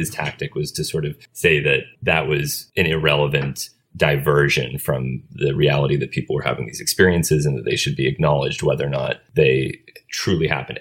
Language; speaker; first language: English; native; English